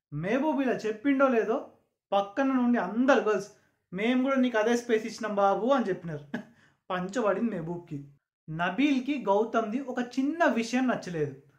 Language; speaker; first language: Telugu; non-native, local second language; Urdu